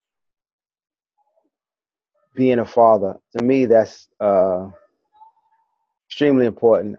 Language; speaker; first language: English; native; English